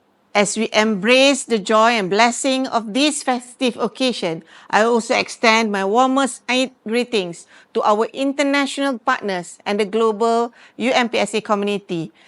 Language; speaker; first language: English; non-native, local second language; Malay